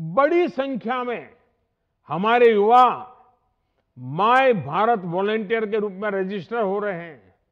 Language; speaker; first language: Hindi; non-native, local second language; Gujarati